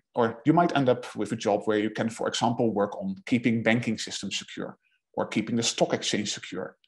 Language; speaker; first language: English; non-native, fluent; Dutch